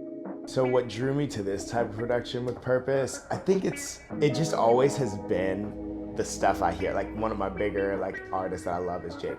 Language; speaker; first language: English; native; English